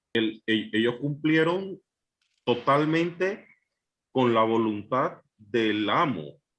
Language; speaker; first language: Spanish; native; Spanish